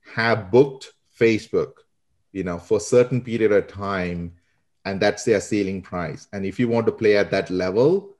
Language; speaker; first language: English; non-native, local second language; Sinhala